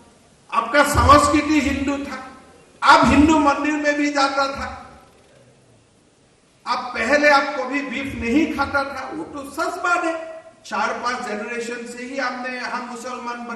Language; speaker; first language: Hindi; non-native, local second language; Assamese